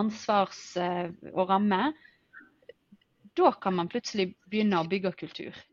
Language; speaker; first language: Norwegian; native; Norwegian